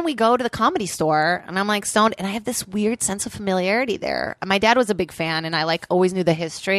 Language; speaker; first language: English; non-native, fluent; Portuguese